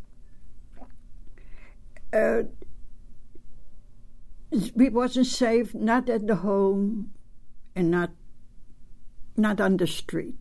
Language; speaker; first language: English; non-native, learner; Polish